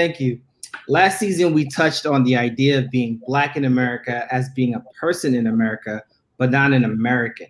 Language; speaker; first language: English; native; English